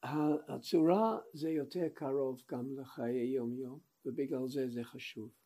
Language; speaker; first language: Hebrew; non-native, fluent; English